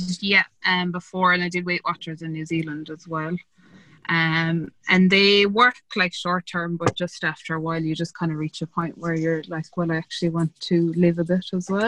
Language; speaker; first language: English; native; English